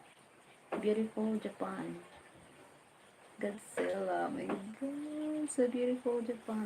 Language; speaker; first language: English; non-native, learner; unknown